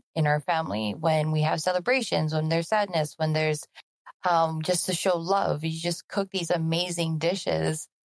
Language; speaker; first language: English; native; English